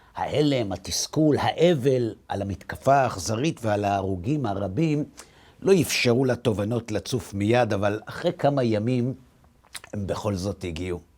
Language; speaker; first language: Hebrew; native; Hebrew